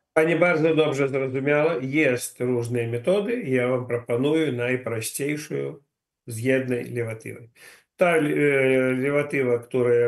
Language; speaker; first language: Polish; non-native, learner; Ukrainian